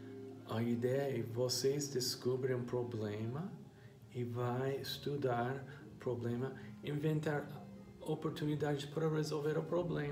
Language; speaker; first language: Portuguese; non-native, fluent; English